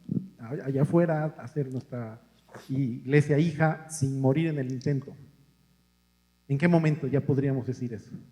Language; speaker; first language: Spanish; native; Spanish